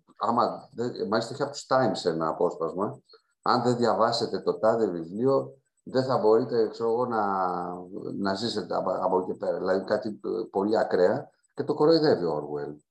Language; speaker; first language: Greek; native; Greek